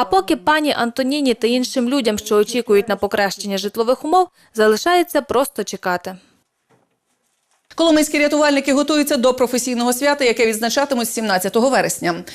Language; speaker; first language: Ukrainian; native; Ukrainian